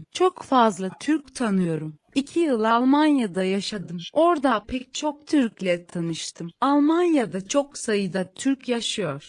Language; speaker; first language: Turkish; non-native, learner; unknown